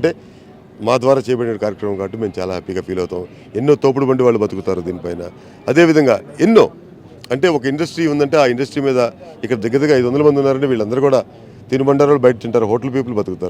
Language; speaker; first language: Telugu; native; Telugu